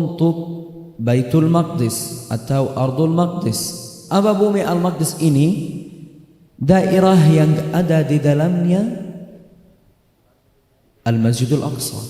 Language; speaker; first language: Indonesian; non-native, fluent; Arabic